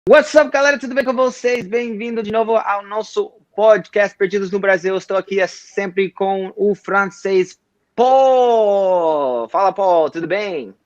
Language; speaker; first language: Portuguese; non-native, fluent; English